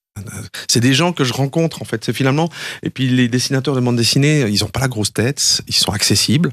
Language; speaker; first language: French; native; French